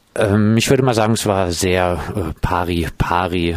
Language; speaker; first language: German; native; German